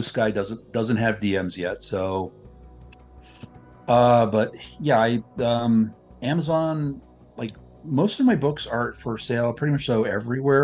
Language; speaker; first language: English; native; English